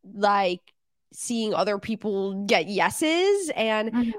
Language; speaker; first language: English; native; English